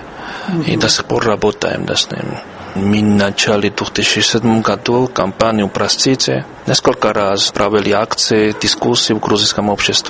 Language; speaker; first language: Russian; non-native, fluent; Georgian